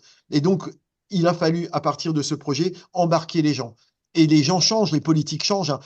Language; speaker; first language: French; native; French